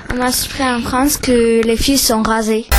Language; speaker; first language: French; non-native, learner; Russian